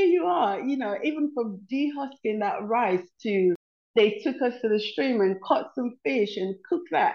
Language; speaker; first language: English; non-native, local second language; Krio